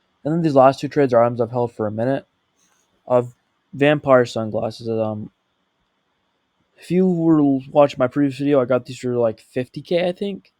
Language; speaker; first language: English; native; English